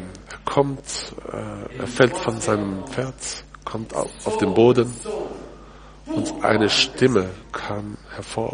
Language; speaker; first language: German; non-native, fluent; French